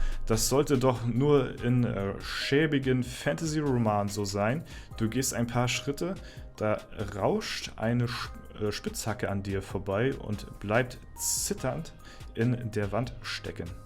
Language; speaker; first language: German; native; German